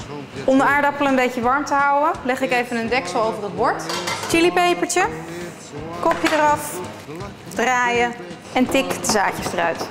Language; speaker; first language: Dutch; non-native, fluent; Italian